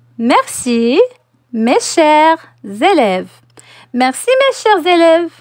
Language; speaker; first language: French; non-native, local second language; Arabic